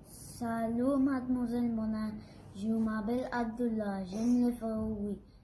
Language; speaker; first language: French; non-native, learner; Arabic